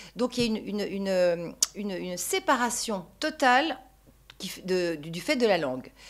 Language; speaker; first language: French; native; French